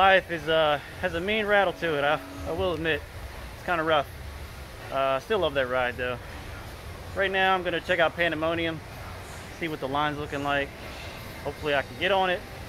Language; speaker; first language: English; native; English